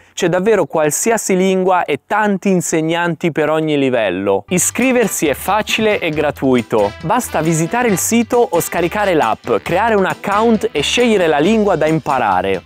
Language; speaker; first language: Italian; native; Italian